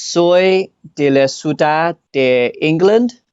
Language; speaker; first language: Spanish; non-native, learner; English